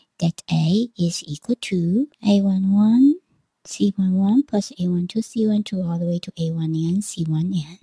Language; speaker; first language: English; non-native, fluent; Chinese